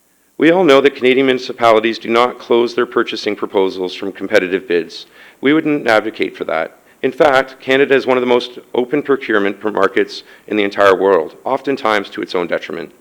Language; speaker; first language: English; native; English